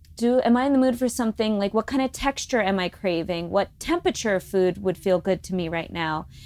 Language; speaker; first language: English; native; English